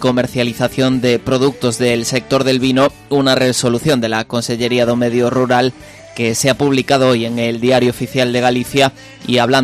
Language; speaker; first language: Spanish; native; Spanish